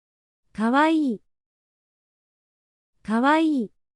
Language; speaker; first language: Japanese; native; Japanese